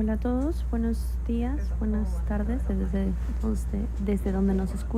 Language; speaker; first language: Spanish; native; Spanish